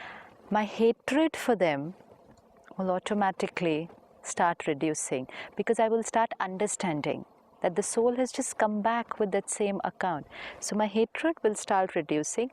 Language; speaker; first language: English; non-native, local second language; Hindi